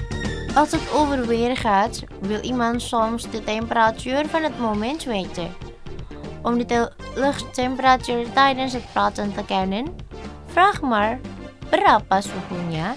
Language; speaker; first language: Dutch; non-native, learner; Indonesian